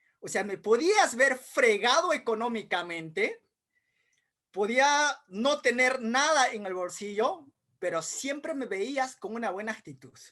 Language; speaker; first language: Spanish; non-native, local second language; Quechua